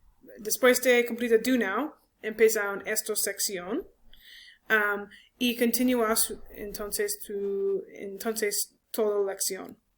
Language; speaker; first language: Spanish; non-native, learner; English